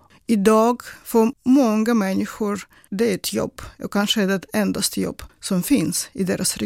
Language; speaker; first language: Swedish; non-native, fluent; Russian